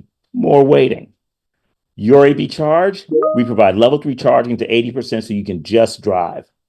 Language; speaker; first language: English; native; English